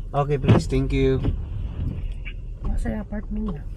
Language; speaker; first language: English; non-native, learner; Filipino